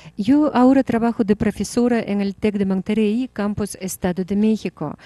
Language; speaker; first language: Spanish; non-native, fluent; Russian